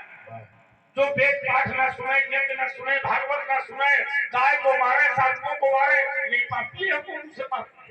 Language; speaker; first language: Hindi; native; Hindi